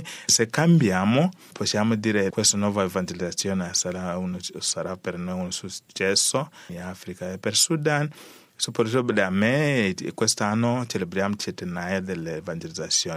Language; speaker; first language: Italian; non-native, learner; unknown